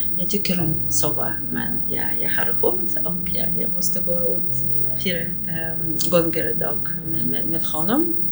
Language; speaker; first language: Swedish; non-native, learner; Russian